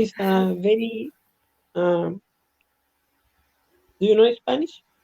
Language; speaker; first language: English; non-native, learner; Spanish